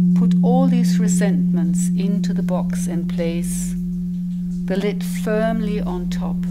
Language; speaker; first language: English; non-native, fluent; German